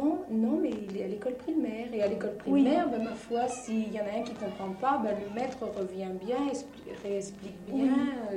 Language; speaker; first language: French; native; French